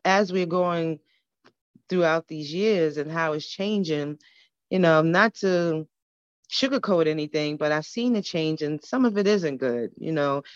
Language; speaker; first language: English; native; English